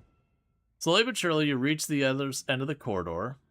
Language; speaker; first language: English; native; English